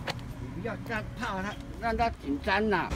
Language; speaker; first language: Chinese; native; Chinese